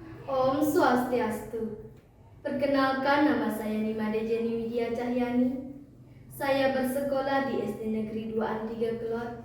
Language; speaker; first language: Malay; non-native, local second language; Balinese